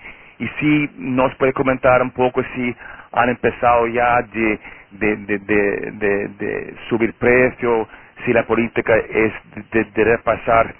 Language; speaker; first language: Spanish; non-native, fluent; Portuguese